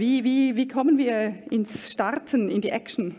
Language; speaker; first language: German; native; German